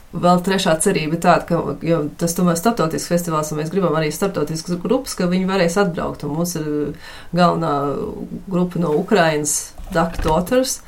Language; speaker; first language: Latvian; early bilingual, heritage; Latvian